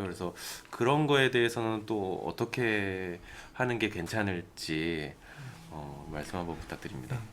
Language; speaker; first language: Korean; native; Korean